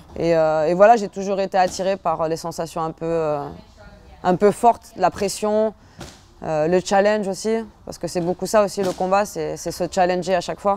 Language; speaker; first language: French; native; French